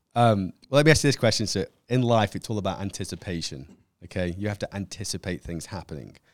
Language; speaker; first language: English; native; English